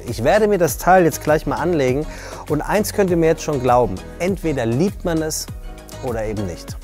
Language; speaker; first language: German; native; German